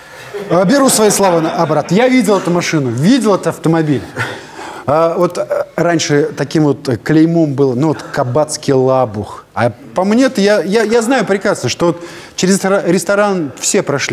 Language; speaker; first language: Russian; native; Russian